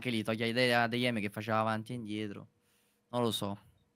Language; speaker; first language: Italian; native; Italian